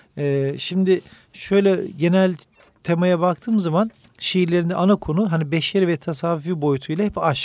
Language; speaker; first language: Turkish; native; Turkish